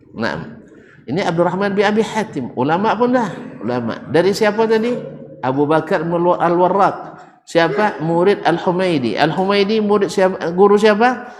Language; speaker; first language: Malay; native; Malay